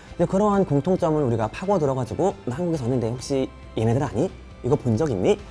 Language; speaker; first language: Korean; native; Korean